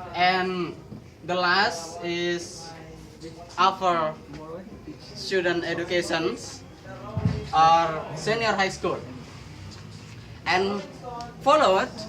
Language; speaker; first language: English; non-native, learner; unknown